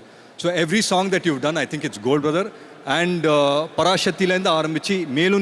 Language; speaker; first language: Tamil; native; Tamil